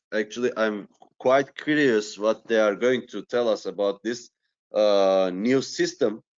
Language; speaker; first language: English; non-native, fluent; Turkish